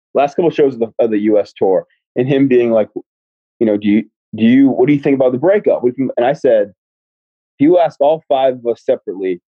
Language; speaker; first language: English; native; English